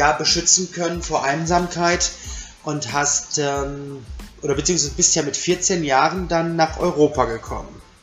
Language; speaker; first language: German; native; German